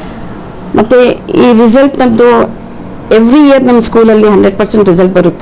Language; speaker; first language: Kannada; non-native, local second language; Urdu